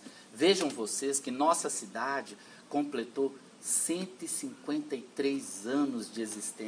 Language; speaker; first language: Portuguese; native; Portuguese